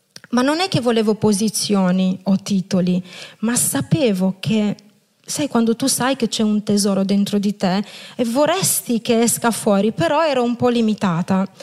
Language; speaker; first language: Italian; non-native, fluent; Romanian